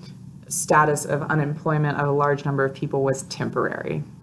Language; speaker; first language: English; native; English